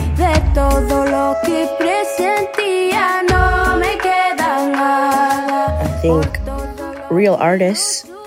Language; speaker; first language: English; non-native, fluent; Spanish